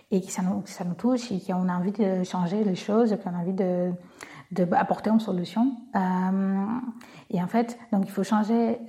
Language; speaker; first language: French; non-native, fluent; Portuguese